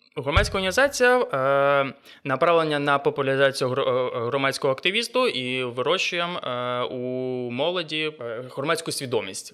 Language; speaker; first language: Ukrainian; non-native, local second language; Russian